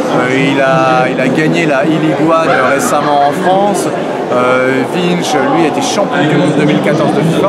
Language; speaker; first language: French; native; French